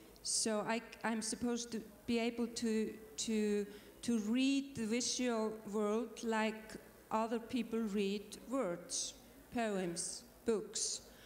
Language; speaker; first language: English; non-native, fluent; Icelandic